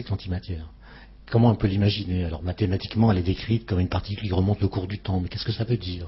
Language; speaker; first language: French; native; French